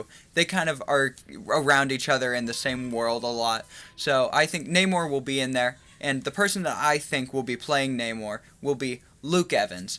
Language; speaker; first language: English; native; English